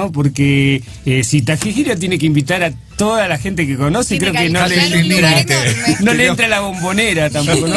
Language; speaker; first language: Spanish; native; Spanish